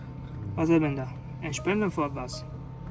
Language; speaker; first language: German; non-native, learner; Italian